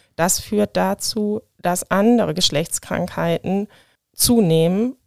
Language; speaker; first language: German; native; German